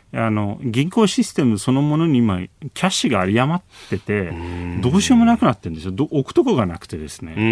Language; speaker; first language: Japanese; non-native, fluent; Turkish